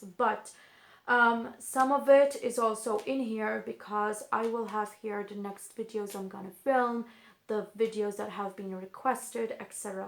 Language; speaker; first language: English; non-native, fluent; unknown